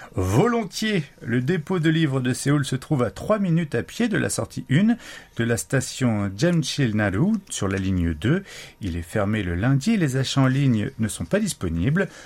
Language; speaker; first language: French; native; French